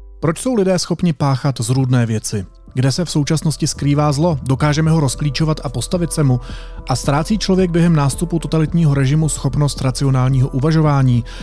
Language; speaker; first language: Czech; native; Czech